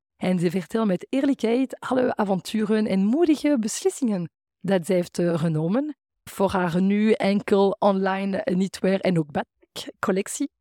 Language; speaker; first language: Dutch; non-native, fluent; French